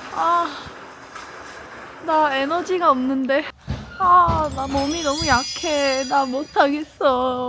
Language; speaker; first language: Korean; non-native, fluent; Turkish